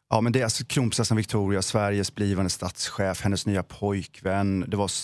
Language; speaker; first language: Swedish; native; Swedish